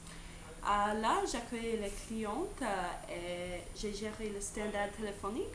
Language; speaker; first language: French; non-native, learner; English